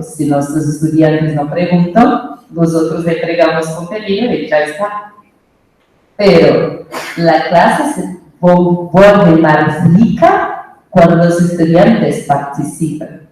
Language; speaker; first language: Spanish; non-native, fluent; Portuguese